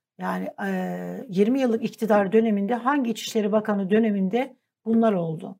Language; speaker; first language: Turkish; native; Turkish